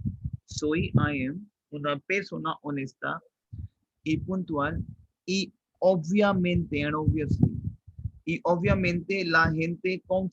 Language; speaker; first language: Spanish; non-native, fluent; Hindi